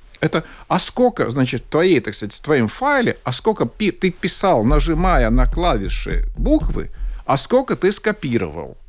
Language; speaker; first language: Russian; non-native, local second language; Latvian